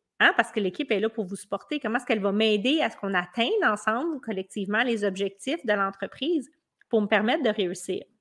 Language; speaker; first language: French; native; French